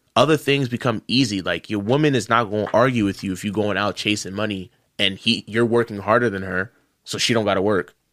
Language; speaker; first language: English; early bilingual, other home language; Yoruba